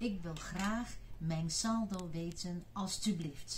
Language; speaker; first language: Dutch; non-native, fluent; Chinese